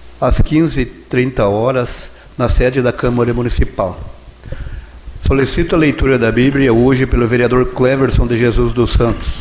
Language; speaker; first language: Portuguese; native; Portuguese